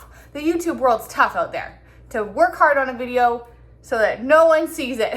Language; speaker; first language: English; native; English